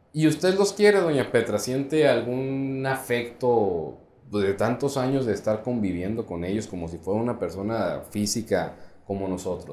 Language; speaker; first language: Spanish; native; Spanish